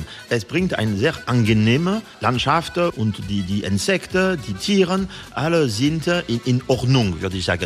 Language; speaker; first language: German; non-native, learner; French